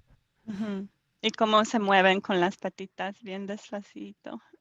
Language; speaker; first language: Spanish; native; Spanish